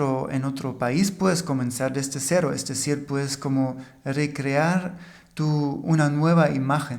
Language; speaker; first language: Spanish; non-native, fluent; German